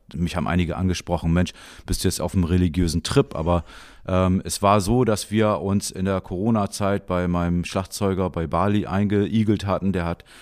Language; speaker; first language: German; native; German